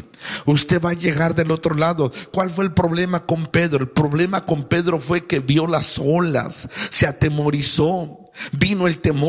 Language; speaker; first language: Spanish; native; Spanish